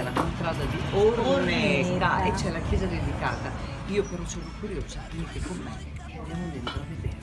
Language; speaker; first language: Italian; native; Italian